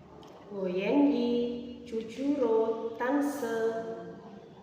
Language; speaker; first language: Chinese; non-native, learner; Indonesian